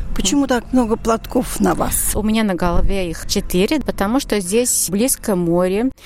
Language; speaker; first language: Russian; non-native, learner; Latvian